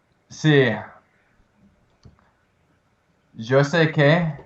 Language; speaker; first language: Spanish; non-native, learner; English